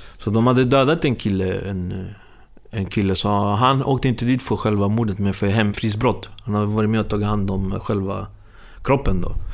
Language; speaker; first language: Swedish; early bilingual, other home language; Spanish